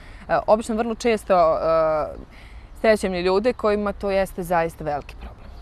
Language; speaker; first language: Serbian; native; Serbian